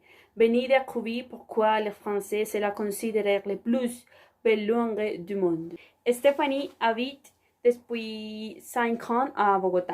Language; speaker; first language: French; non-native, learner; Spanish